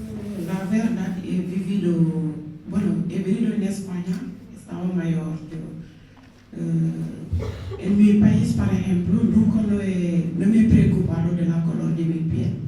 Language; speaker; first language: Spanish; non-native, local second language; Wolof